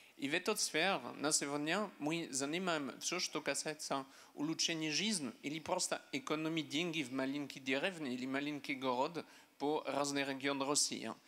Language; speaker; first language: Russian; non-native, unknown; French